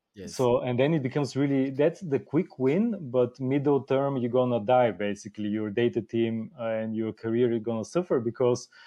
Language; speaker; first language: English; non-native, fluent; Bulgarian